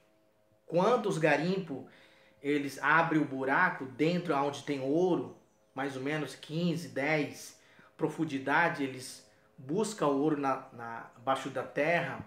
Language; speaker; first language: Portuguese; non-native, local second language; Yanomámi